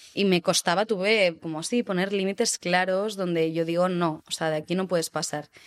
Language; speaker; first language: Spanish; native; Spanish